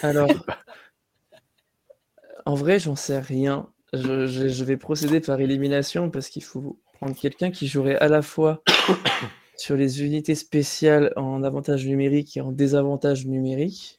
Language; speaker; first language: French; native; French